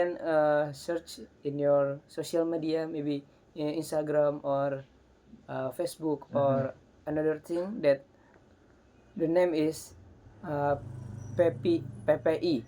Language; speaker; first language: English; non-native, learner; Indonesian